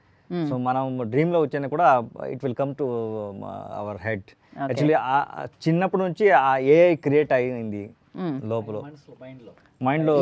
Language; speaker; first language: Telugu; non-native, learner; Kannada